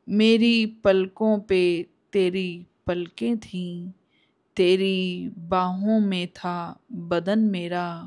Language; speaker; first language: Hindi; non-native, local second language; Punjabi